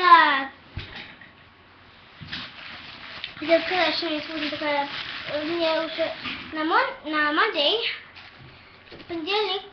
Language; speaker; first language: Russian; early bilingual, heritage; Russian